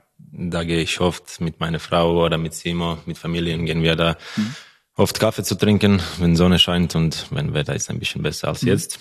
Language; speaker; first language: German; non-native, learner; Croatian